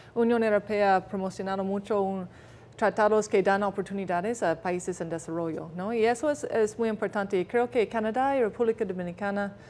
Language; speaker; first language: Spanish; non-native, fluent; English